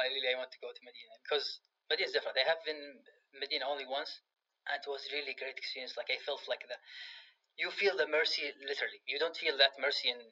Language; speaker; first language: English; non-native, fluent; Arabic